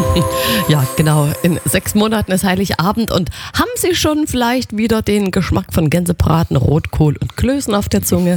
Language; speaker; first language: German; native; German